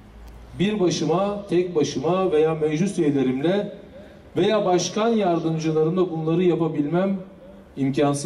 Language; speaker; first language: Turkish; native; Turkish